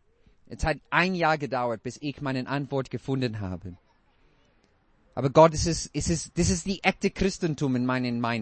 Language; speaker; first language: German; non-native, fluent; English